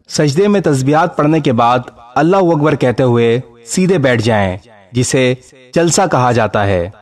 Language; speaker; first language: Urdu; native; Urdu